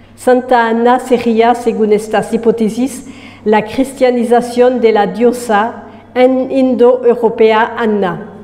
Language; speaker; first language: Spanish; non-native, fluent; French